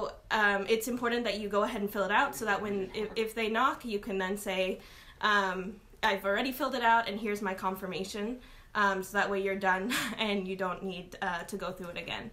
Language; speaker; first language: English; early bilingual, other home language; Arabic